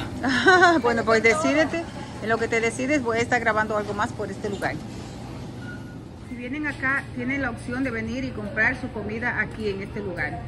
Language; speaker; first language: Spanish; native; Spanish